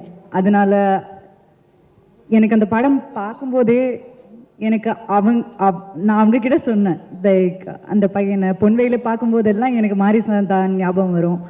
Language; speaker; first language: Tamil; non-native, fluent; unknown